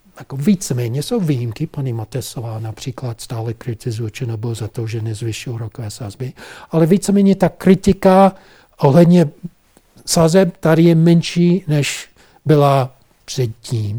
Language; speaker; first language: Czech; non-native, fluent; English